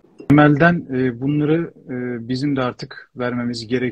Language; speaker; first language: Turkish; native; Turkish